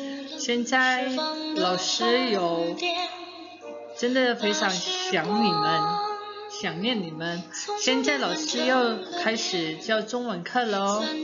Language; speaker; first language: Chinese; non-native, fluent; Indonesian